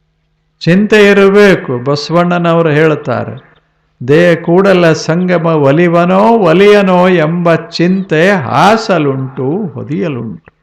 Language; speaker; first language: Kannada; native; Kannada